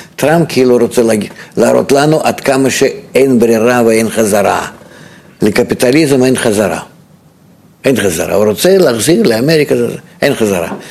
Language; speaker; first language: Hebrew; non-native, fluent; Russian